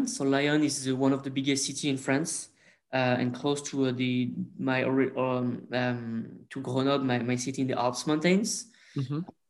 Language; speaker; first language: English; non-native, fluent; French